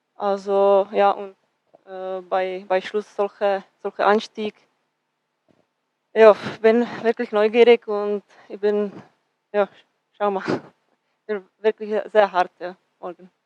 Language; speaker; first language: German; non-native, learner; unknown